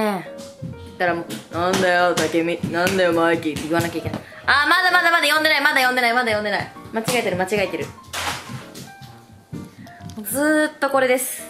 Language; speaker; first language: Japanese; native; Japanese